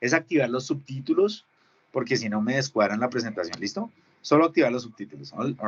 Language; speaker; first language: Spanish; native; Spanish